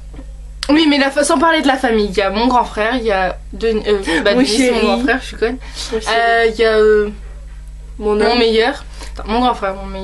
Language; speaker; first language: French; native; French